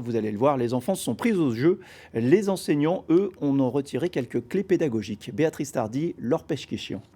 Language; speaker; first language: French; native; French